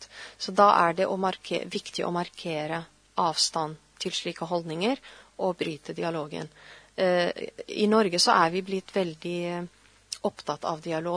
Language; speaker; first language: Norwegian; non-native, fluent; Arabic